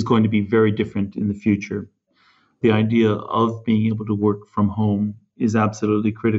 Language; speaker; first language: English; native; English